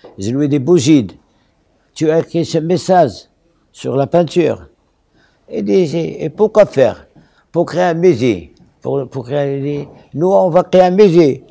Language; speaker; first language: French; non-native, local second language; Arabic